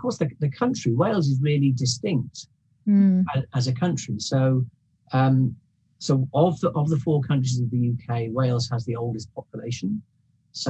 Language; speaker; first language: English; native; English